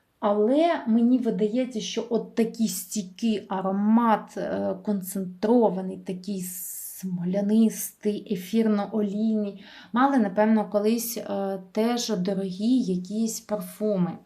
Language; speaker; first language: Ukrainian; native; Ukrainian